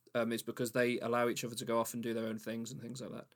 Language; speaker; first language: English; native; English